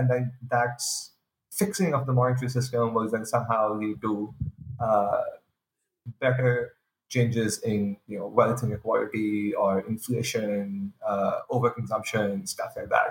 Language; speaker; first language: English; non-native, local second language; Urdu